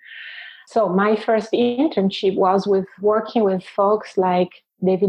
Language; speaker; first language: English; non-native, fluent; Italian